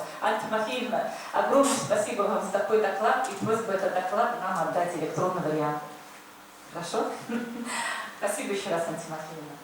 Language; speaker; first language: Russian; native; Russian